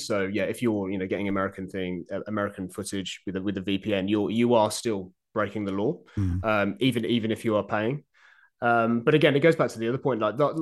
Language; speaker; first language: English; native; English